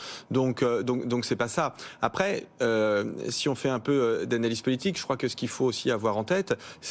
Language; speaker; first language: French; native; French